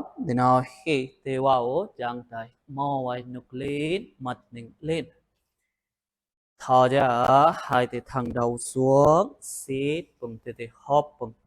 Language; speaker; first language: Vietnamese; non-native, learner; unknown